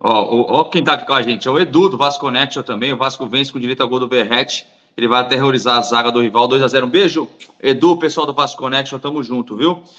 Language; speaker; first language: Portuguese; native; Portuguese